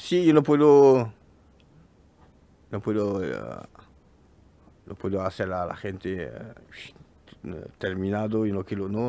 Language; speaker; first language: Spanish; non-native, learner; French